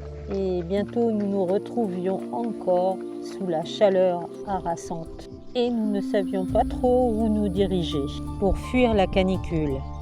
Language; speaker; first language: French; native; French